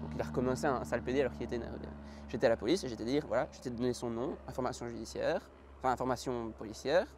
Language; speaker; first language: French; native; French